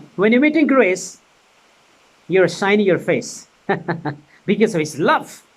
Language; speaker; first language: English; non-native, local second language; Nepali